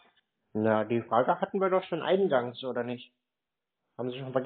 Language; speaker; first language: German; native; German